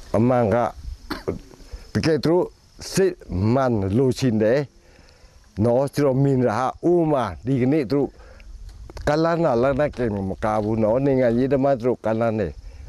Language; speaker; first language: Burmese; non-native, local second language; Pa'o Karen